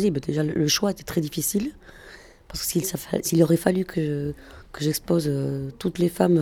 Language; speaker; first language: French; non-native, fluent; Spanish